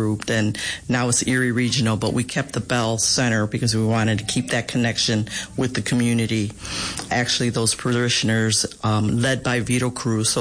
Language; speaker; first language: English; native; English